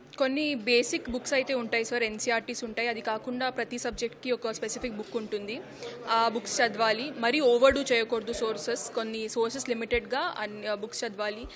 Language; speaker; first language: Telugu; non-native, local second language; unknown